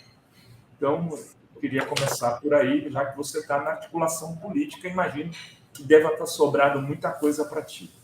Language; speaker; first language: Portuguese; native; Portuguese